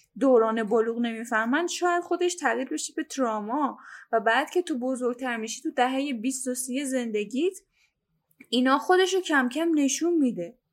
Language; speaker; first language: Persian; native; Persian